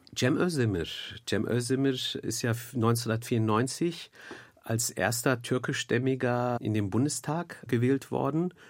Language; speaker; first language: German; early bilingual, other home language; Turkish